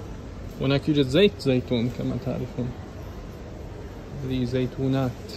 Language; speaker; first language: Arabic; non-native, fluent; Russian